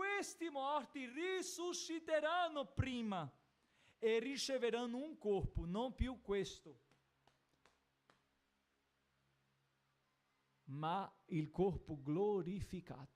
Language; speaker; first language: Italian; non-native, fluent; Portuguese